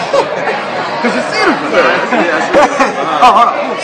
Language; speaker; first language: English; native; English